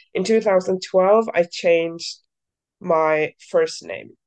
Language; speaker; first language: English; early bilingual, other home language; Norwegian